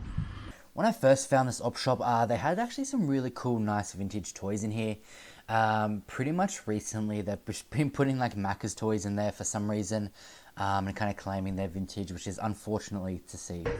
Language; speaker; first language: English; native; English